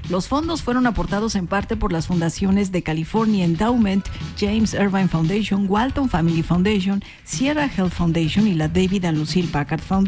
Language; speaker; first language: Spanish; native; Spanish